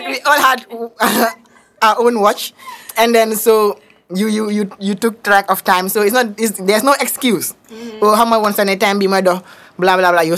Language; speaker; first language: English; non-native, local second language; Wolof